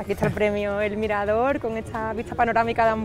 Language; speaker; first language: Spanish; native; Spanish